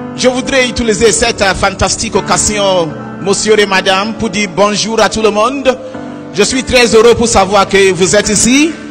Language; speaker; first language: French; non-native, learner; Yoruba